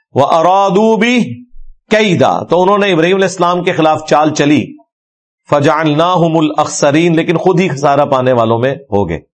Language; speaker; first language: Urdu; non-native, local second language; Punjabi